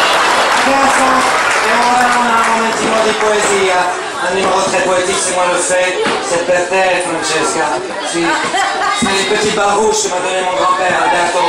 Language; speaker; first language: Italian; non-native, learner; French